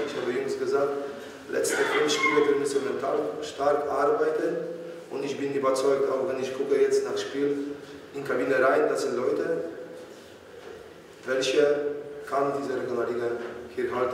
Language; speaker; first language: German; non-native, fluent; Polish